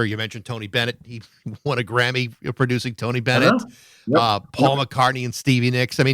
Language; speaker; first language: English; native; English